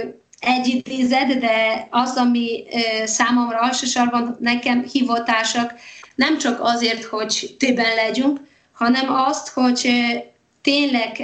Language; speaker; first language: Hungarian; non-native, fluent; Polish